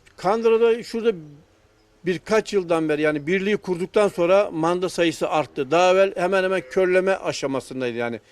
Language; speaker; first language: Turkish; native; Turkish